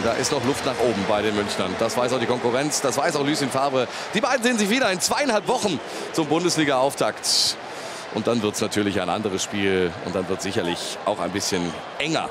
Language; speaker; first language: German; native; German